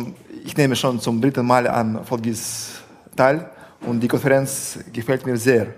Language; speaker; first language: German; non-native, fluent; Russian